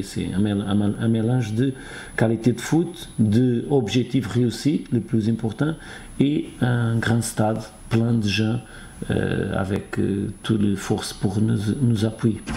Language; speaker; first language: French; non-native, fluent; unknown